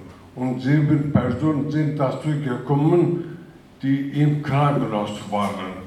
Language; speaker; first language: German; non-native, fluent; Turkish